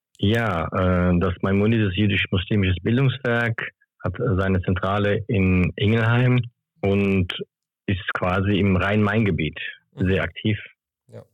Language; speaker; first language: German; early bilingual, other home language; Turkish